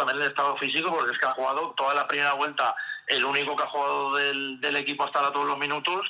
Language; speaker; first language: Spanish; native; Spanish